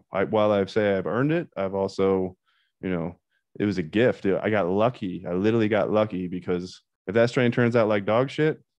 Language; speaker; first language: English; native; English